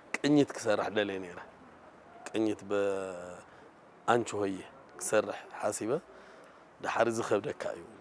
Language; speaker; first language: Tigrinya; native; Tigrinya